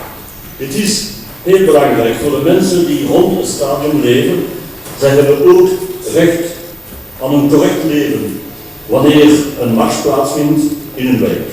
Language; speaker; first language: Dutch; non-native, local second language; French